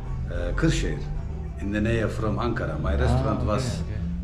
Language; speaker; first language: English; non-native, learner; Turkish